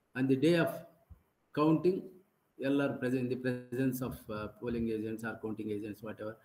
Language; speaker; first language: English; non-native, local second language; Kannada